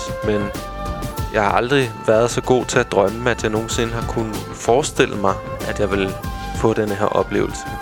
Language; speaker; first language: Danish; native; Danish